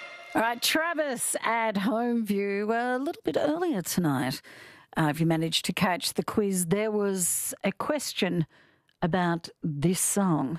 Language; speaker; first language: English; native; English